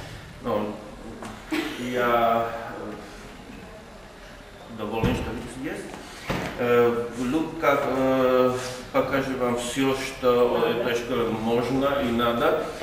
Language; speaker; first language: Russian; non-native, learner; Slovak